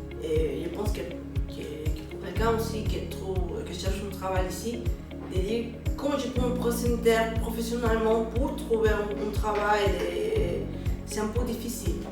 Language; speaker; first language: French; non-native, learner; Spanish